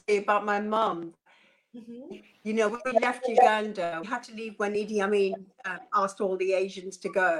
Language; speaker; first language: English; non-native, local second language; Punjabi